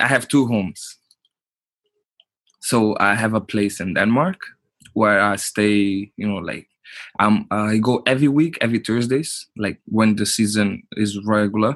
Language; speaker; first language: English; non-native, fluent; Portuguese